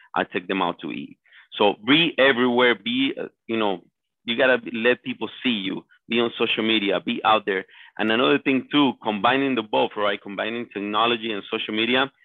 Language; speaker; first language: English; non-native, fluent; Spanish